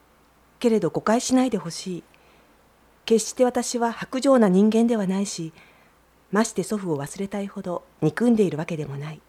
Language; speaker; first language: Japanese; native; Japanese